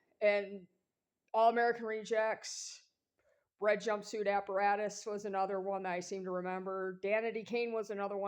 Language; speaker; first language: English; native; English